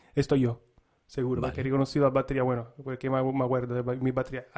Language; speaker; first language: Spanish; non-native, fluent; Italian